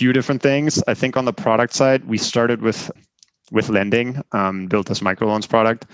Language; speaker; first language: English; non-native, fluent; German